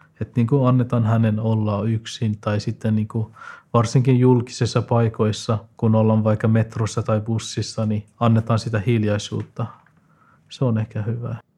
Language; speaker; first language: Finnish; non-native, fluent; Persian